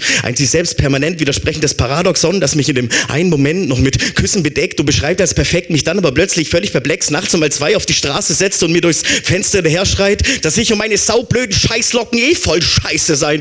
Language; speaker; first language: German; native; German